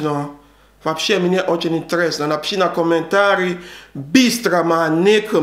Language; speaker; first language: Russian; non-native, learner; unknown